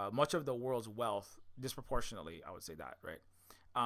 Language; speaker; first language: English; native; English